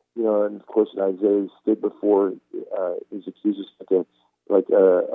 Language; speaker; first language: English; non-native, fluent; Turkish